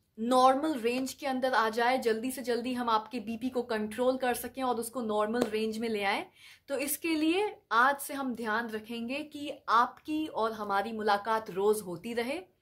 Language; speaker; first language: Hindi; native; Hindi